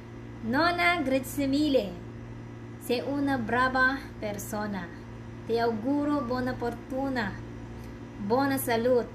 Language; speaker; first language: Italian; non-native, learner; Filipino